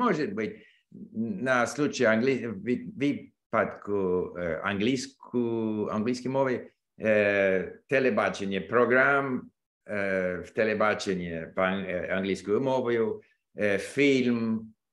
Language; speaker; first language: Ukrainian; non-native, learner; English